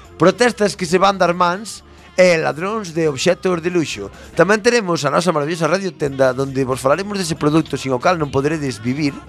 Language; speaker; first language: Galician; non-native, local second language; Spanish